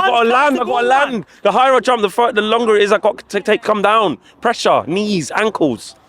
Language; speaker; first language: English; native; English